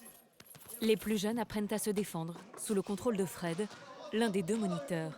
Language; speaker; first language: French; native; French